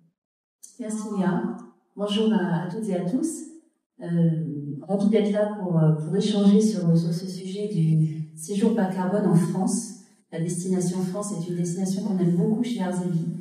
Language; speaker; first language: French; native; French